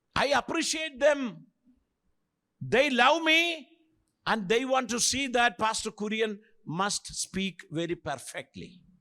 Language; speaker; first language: English; non-native, local second language; Malayalam